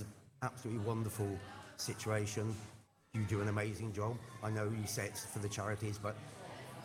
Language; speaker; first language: English; native; English